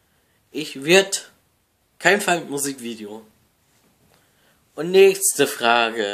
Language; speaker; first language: German; non-native, learner; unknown